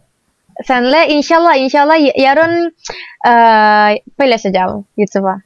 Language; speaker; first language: Turkish; non-native, learner; Indonesian